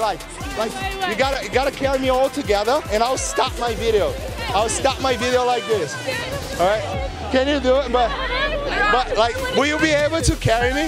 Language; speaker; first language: English; non-native, fluent; Portuguese